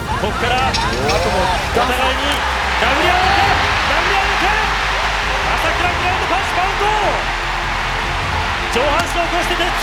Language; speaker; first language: Japanese; native; Japanese